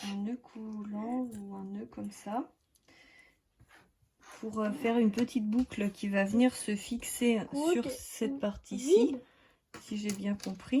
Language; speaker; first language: French; native; French